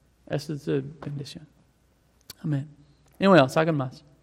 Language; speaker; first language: Spanish; non-native, fluent; English